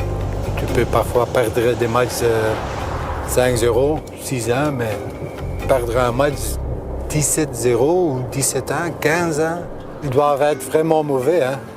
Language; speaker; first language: French; non-native, local second language; Dutch